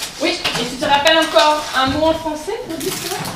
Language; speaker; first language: French; non-native, local second language; Dutch